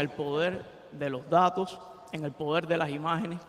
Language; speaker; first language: Spanish; native; Spanish